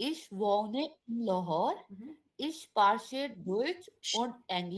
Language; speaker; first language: German; non-native, learner; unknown